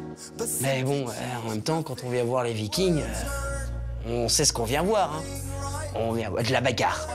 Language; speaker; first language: French; native; French